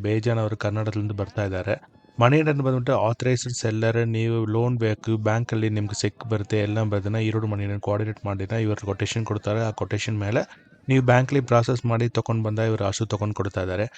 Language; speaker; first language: Kannada; non-native, local second language; Tamil